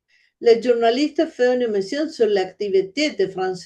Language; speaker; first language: French; non-native, learner; Spanish